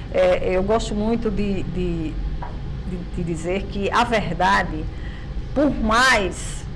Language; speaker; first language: Portuguese; native; Portuguese